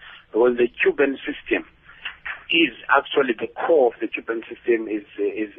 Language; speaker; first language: English; non-native, local second language; Xhosa